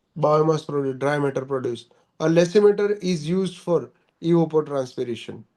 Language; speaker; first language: English; non-native, local second language; Gujarati